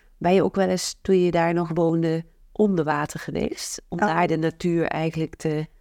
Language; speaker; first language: Dutch; native; Dutch